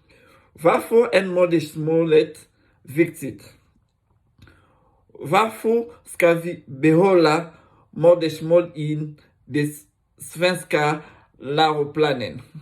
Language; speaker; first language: Swedish; non-native, learner; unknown